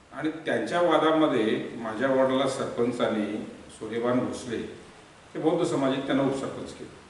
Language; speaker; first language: Marathi; native; Marathi